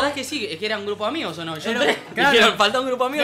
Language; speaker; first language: Spanish; native; Spanish